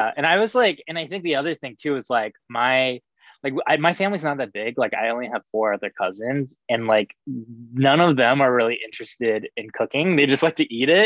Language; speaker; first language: English; native; English